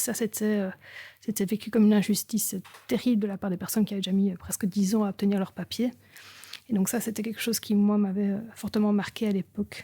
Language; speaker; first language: French; native; French